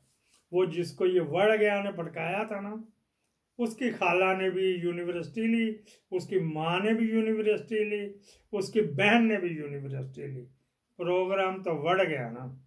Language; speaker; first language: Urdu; non-native, local second language; Punjabi